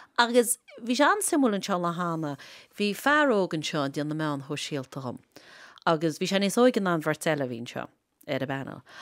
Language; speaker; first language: Irish; native; Irish